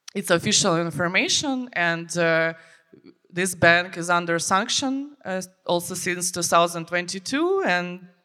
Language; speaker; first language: English; non-native, fluent; Ukrainian